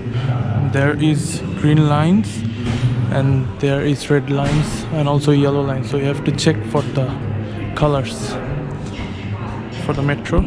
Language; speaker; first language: English; non-native, learner; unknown